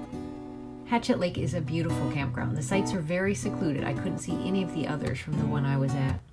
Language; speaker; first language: English; native; English